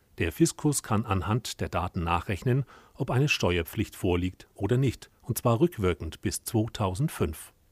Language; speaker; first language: German; native; German